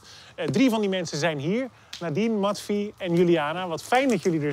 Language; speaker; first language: Dutch; native; Dutch